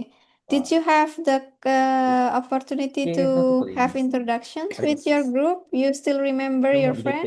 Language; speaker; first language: English; non-native, fluent; Indonesian